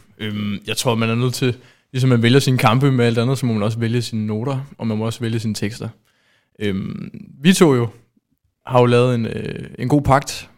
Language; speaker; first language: Danish; native; Danish